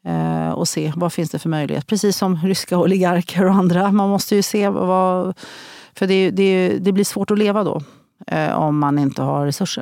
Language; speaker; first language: Swedish; native; Swedish